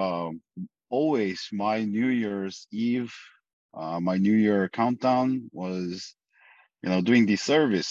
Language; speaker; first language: English; non-native, fluent; Korean